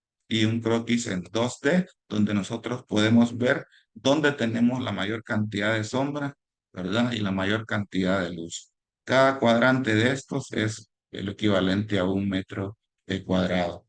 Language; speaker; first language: Spanish; native; Spanish